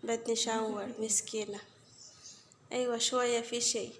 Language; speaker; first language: Arabic; non-native, learner; Bangla